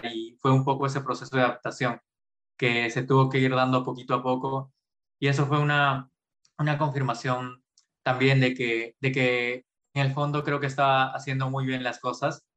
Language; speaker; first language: Spanish; native; Spanish